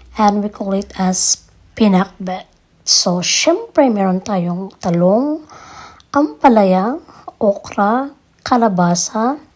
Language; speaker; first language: Filipino; non-native, local second language; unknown